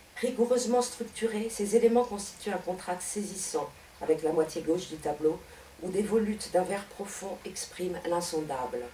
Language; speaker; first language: French; native; French